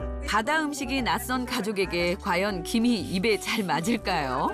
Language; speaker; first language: Korean; native; Korean